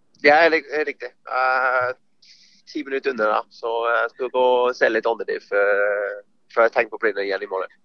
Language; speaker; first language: Norwegian; non-native, fluent; English